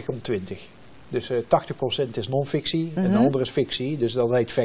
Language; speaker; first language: Dutch; native; Dutch